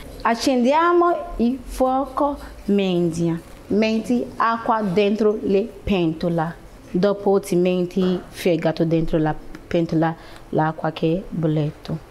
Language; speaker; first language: Italian; non-native, learner; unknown